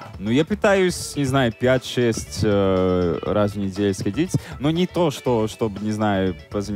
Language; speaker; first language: Russian; non-native, fluent; Latvian